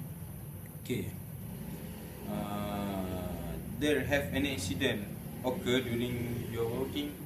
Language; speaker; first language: English; non-native, local second language; Malay